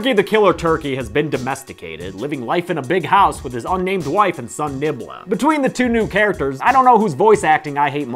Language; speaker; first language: English; native; English